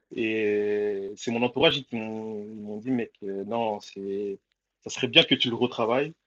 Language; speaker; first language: French; early bilingual, other home language; Comorian